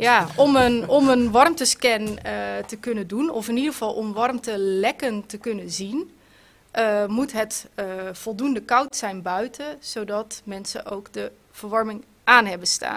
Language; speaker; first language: Dutch; native; Dutch